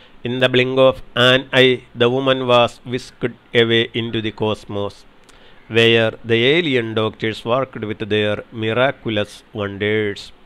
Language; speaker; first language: English; non-native, local second language; Malayalam